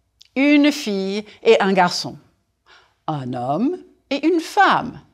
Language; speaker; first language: French; non-native, fluent; English